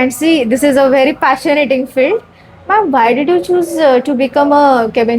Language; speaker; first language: English; non-native, learner; Marathi